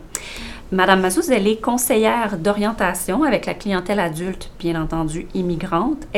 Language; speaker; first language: French; native; French